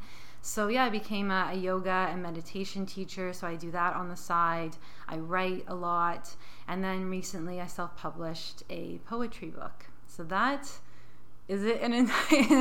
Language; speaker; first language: English; native; English